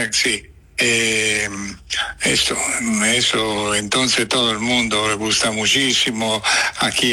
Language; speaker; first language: Spanish; non-native, fluent; Italian